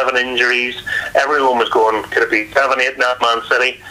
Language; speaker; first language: English; native; English